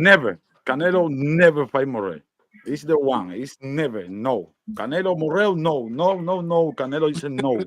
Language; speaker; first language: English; non-native, learner; Spanish